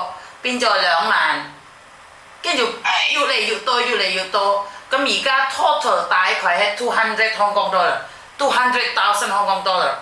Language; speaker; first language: Cantonese; non-native, fluent; Indonesian